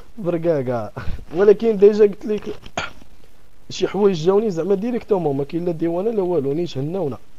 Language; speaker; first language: Arabic; native; Arabic